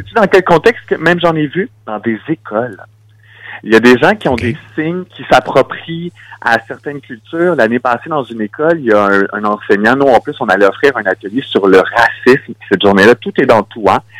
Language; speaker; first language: French; native; French